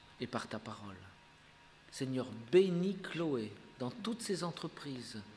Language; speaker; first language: French; native; French